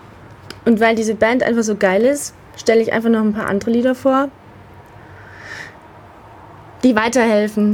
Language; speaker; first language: German; native; German